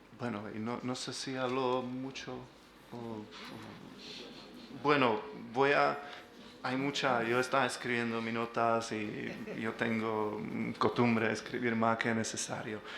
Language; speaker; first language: Spanish; non-native, learner; Czech